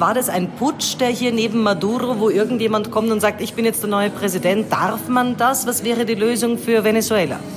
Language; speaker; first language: German; native; German